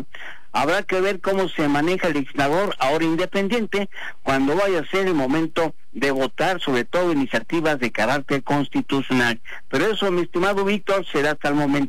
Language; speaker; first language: Spanish; native; Spanish